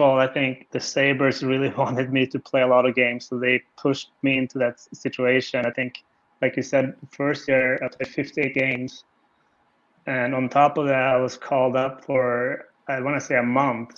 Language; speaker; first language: English; non-native, fluent; Swedish